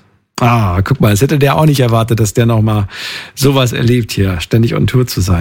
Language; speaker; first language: German; native; German